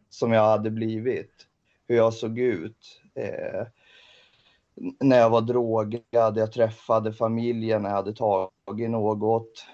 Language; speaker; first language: Swedish; native; Swedish